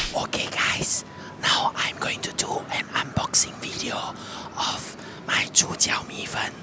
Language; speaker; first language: English; non-native, local second language; Chinese